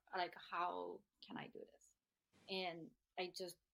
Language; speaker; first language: English; non-native, fluent; Japanese